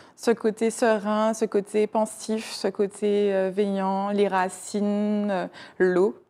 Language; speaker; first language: French; native; French